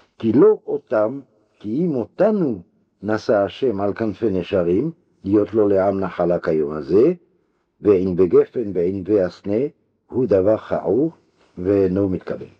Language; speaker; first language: Hebrew; non-native, fluent; French